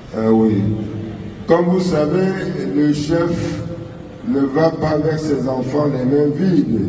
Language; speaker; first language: French; non-native, local second language; Ghomala